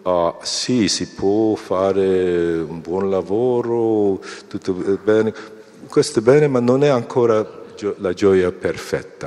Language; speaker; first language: Italian; non-native, fluent; Korean